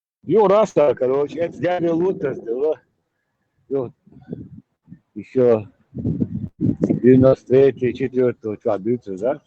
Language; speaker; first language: Russian; non-native, local second language; Chechen